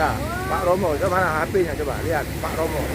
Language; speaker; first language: Indonesian; native; Indonesian